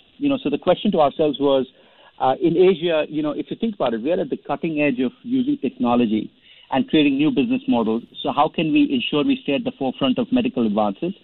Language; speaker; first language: English; non-native, local second language; Hindi